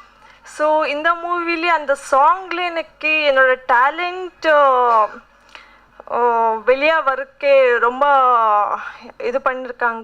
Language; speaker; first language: Tamil; non-native, learner; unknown